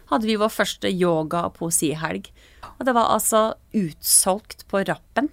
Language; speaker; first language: Norwegian; early bilingual, other home language; English